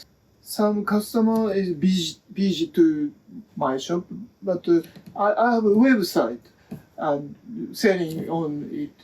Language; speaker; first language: English; non-native, learner; Japanese